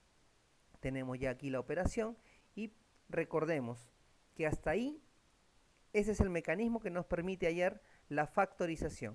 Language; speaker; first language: Spanish; native; Spanish